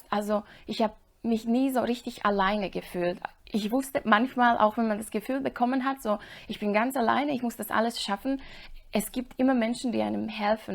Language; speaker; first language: German; non-native, fluent; Slovak